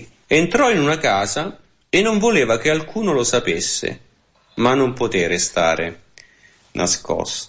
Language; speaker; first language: Italian; native; Italian